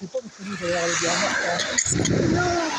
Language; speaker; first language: French; native; French